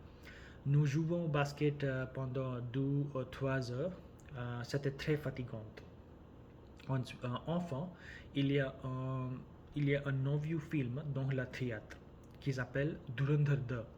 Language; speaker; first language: French; non-native, learner; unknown